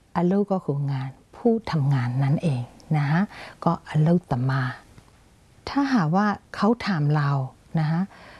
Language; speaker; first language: Thai; non-native, fluent; Burmese